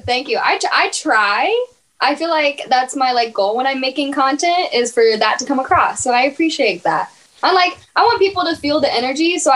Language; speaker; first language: English; native; English